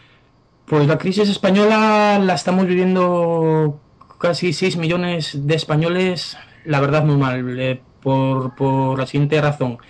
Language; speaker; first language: Spanish; native; Spanish